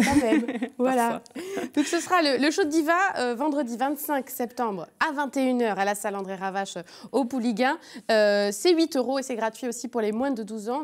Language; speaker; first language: French; native; French